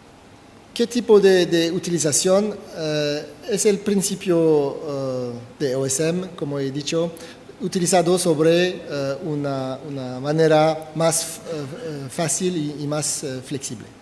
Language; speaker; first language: Spanish; non-native, fluent; French